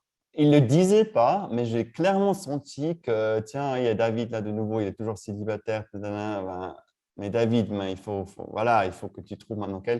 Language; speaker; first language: French; native; French